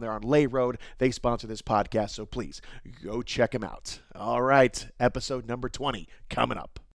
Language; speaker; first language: English; native; English